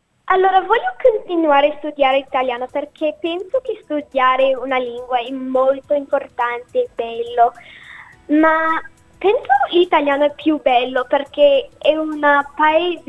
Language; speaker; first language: Italian; non-native, learner; English